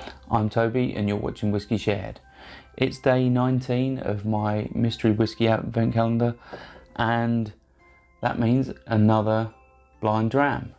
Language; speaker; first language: English; native; English